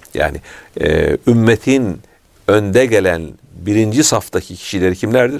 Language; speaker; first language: Turkish; native; Turkish